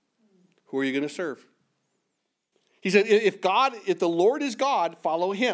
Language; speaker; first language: English; native; English